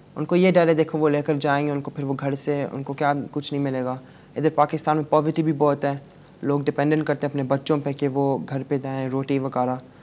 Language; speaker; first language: Urdu; native; Urdu